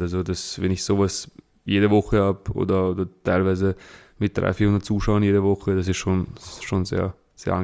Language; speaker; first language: German; early bilingual, other home language; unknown